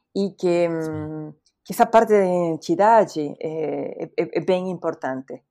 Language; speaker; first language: Portuguese; non-native, fluent; Spanish